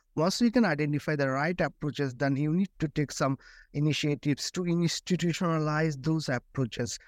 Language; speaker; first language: English; non-native, local second language; Bangla